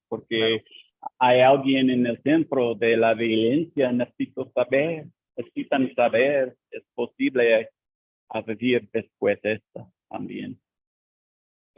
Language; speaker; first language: Spanish; non-native, learner; English